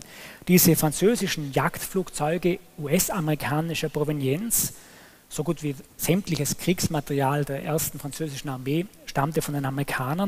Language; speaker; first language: German; native; German